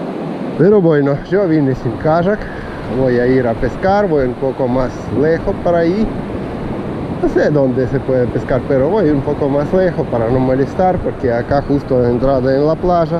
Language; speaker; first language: Spanish; non-native, fluent; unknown